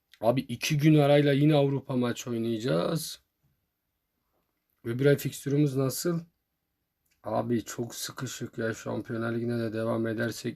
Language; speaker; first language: Turkish; native; Turkish